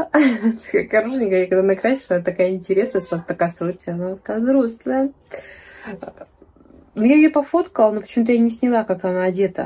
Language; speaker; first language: Russian; native; Russian